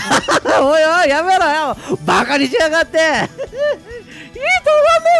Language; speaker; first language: Japanese; native; Japanese